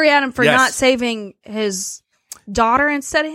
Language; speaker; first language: English; native; English